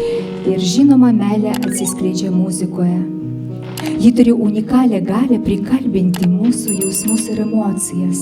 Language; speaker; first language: Lithuanian; native; Lithuanian